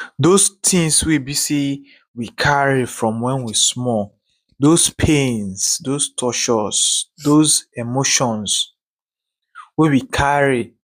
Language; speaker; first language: Nigerian Pidgin; native; Nigerian Pidgin